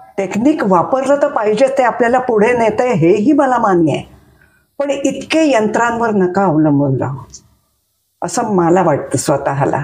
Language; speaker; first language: Marathi; native; Marathi